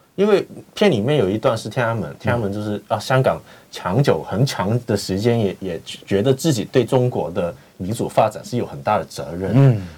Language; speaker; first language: Chinese; non-native, fluent; Cantonese